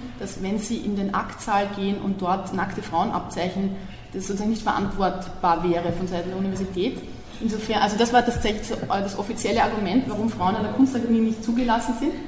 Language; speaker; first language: German; native; German